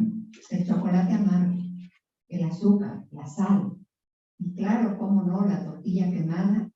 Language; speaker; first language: Spanish; native; Spanish